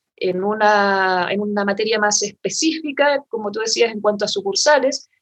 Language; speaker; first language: Spanish; native; Spanish